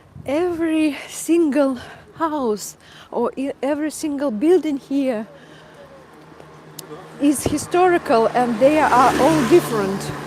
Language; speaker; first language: English; non-native, fluent; Russian